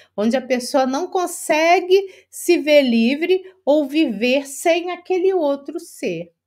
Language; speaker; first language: Portuguese; native; Portuguese